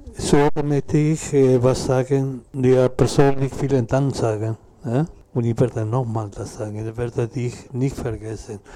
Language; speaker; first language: German; non-native, learner; Spanish